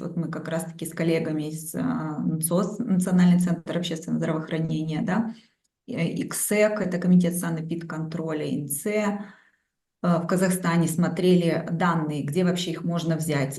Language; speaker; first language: Russian; native; Russian